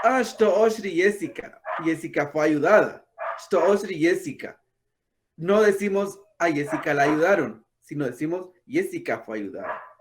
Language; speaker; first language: Spanish; non-native, local second language; Kaqchikel